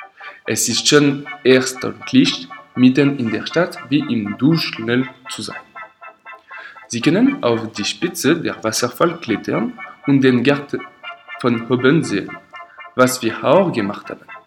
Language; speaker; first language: German; non-native, learner; French